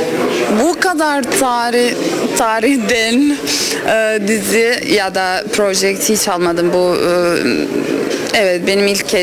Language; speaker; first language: Turkish; non-native, learner; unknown